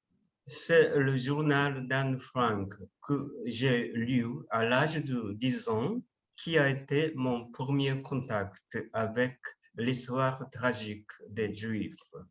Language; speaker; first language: French; non-native, fluent; Japanese